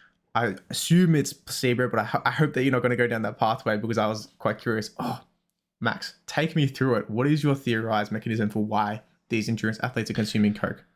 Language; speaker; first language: English; native; English